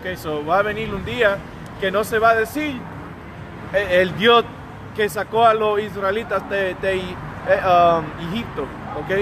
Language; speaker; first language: Spanish; early bilingual, heritage; Spanish